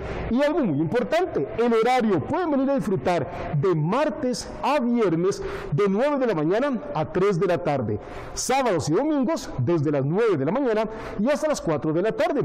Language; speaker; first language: Spanish; native; Spanish